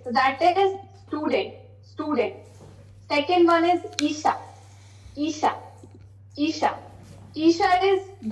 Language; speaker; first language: English; non-native, local second language; Hindi